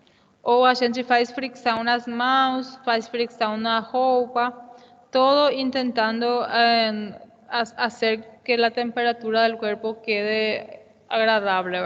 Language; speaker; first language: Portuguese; non-native, fluent; Spanish